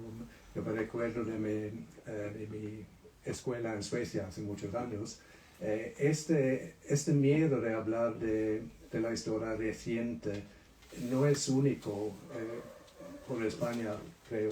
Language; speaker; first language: Spanish; non-native, fluent; Swedish